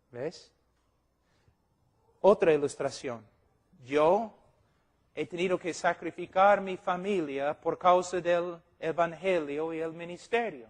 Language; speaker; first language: Spanish; non-native, fluent; English